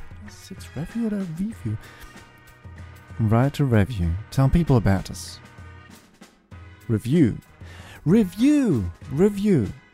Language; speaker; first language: English; non-native, fluent; German